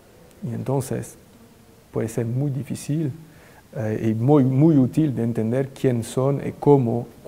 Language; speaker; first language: Spanish; non-native, fluent; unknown